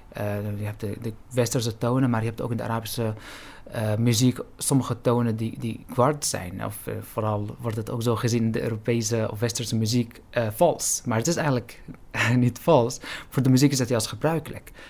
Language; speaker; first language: Dutch; non-native, fluent; Arabic